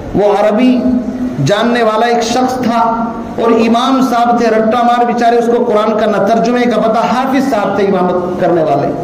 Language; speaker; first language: Urdu; native; Urdu